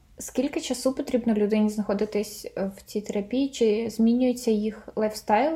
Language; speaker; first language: Ukrainian; non-native, local second language; Russian